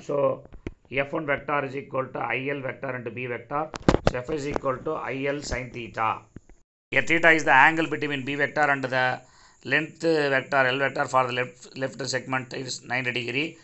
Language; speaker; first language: English; non-native, local second language; Tamil